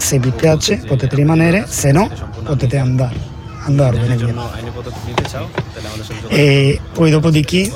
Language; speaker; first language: Italian; non-native, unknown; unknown